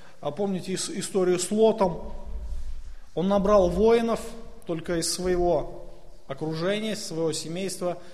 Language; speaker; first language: Russian; native; Russian